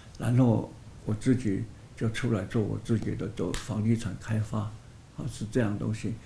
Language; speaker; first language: Chinese; non-native, local second language; Hakka Chinese